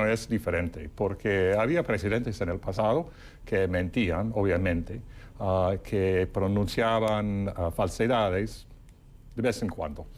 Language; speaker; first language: Spanish; non-native, fluent; English